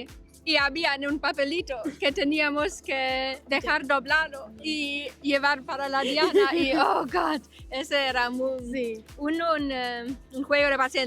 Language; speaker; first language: Spanish; non-native, fluent; German